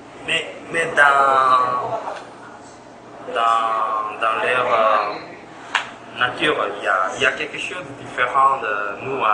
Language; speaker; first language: French; non-native, fluent; Korean